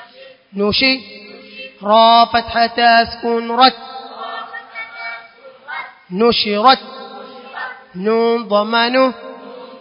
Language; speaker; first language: Arabic; non-native, learner; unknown